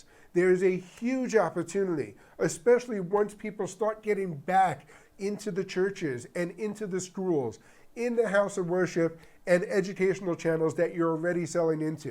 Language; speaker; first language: English; native; English